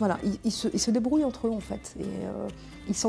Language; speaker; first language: French; native; French